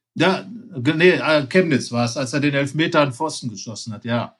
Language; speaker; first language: German; native; German